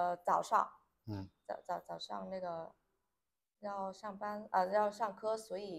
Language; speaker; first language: Chinese; non-native, learner; Vietnamese